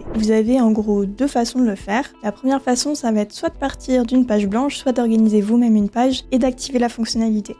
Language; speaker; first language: French; native; French